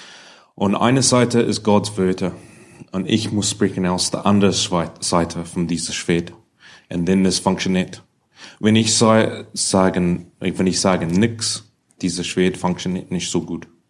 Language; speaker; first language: German; non-native, learner; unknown